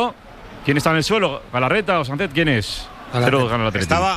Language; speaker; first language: Spanish; native; Spanish